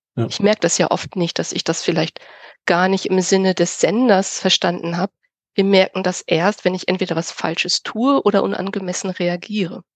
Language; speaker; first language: German; native; German